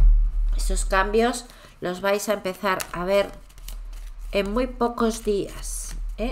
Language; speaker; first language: Spanish; native; Spanish